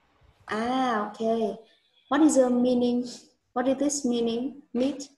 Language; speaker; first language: English; non-native, learner; Vietnamese